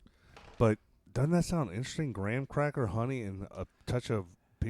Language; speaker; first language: English; native; English